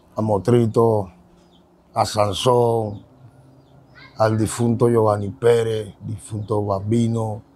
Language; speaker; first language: Spanish; native; Spanish